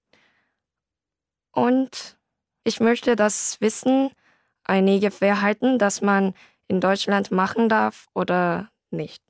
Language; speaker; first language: German; non-native, learner; Korean